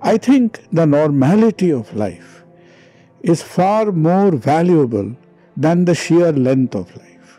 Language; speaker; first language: English; non-native, local second language; Bangla